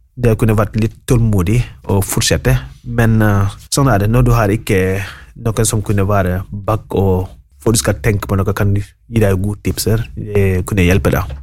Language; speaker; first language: Norwegian; non-native, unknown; Wolof